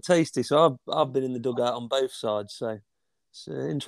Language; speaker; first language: English; native; English